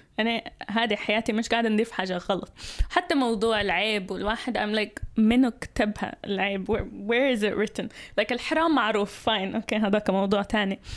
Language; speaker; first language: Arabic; early bilingual, heritage; Arabic